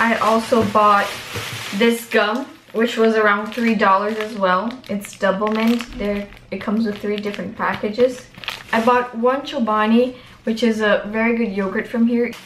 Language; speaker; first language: English; non-native, fluent; Portuguese